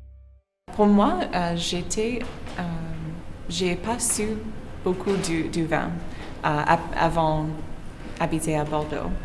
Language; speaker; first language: French; non-native, learner; English